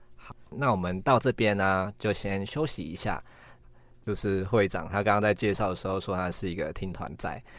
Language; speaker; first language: Chinese; native; Chinese